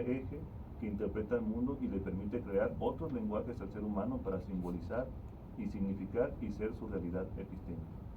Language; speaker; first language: Spanish; native; Spanish